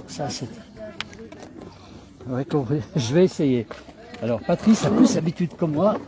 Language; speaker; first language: French; native; French